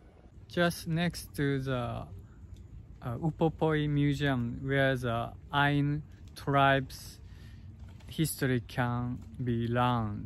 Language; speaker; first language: English; non-native, learner; Japanese